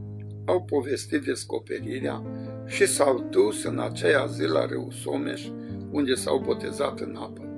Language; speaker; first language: Romanian; native; Romanian